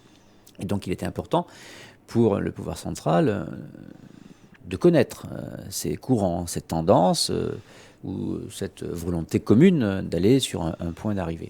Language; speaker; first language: French; native; French